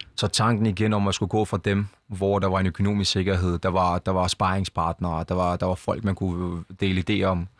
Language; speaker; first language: Danish; early bilingual, other home language; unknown